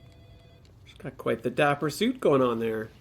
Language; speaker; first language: English; native; English